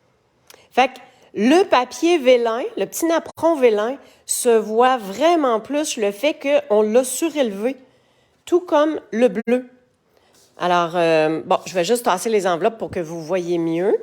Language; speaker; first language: French; native; French